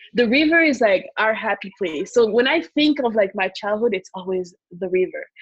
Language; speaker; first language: English; early bilingual, other home language; Kongo